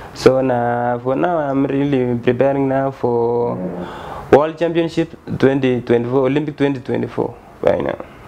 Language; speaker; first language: Swahili; non-native, local second language; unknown